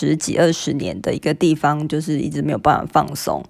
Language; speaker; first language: Chinese; native; Chinese